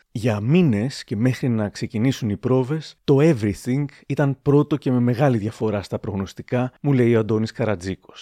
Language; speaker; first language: Greek; native; Greek